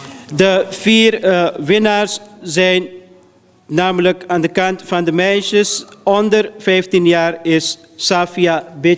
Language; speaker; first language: Dutch; early bilingual, other home language; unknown